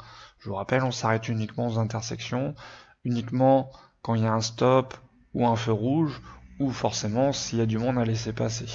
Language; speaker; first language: French; native; French